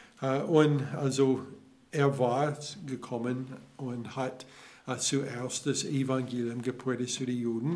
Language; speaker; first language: German; non-native, learner; English